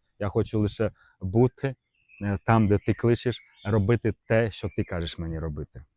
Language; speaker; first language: Ukrainian; non-native, local second language; Russian